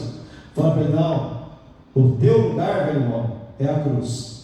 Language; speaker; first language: Portuguese; native; Portuguese